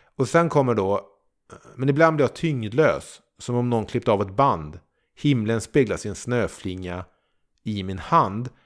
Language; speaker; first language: Swedish; native; Swedish